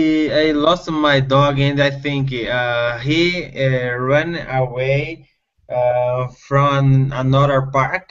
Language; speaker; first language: English; non-native, learner; Spanish